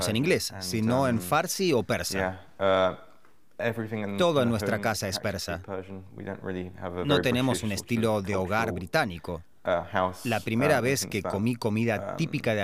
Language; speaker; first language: Spanish; non-native, fluent; English